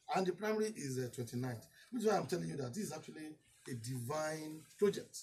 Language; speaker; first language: English; non-native, local second language; Yoruba